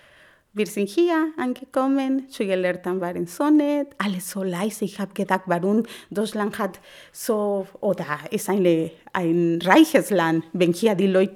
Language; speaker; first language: German; non-native, learner; Spanish